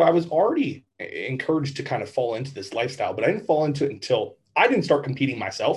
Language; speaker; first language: English; native; English